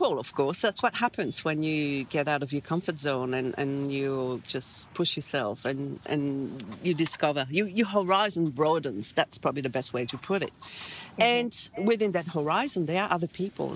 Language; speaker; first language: English; non-native, fluent; French